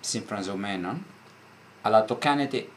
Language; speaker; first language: Greek; non-native, fluent; Italian